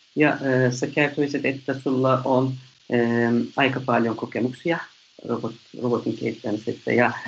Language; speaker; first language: Finnish; non-native, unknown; Turkish